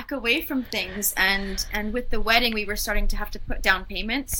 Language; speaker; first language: English; native; English